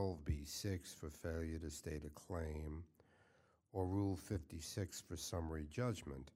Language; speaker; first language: English; native; English